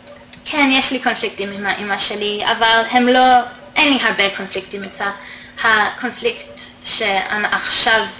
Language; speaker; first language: Hebrew; non-native, fluent; English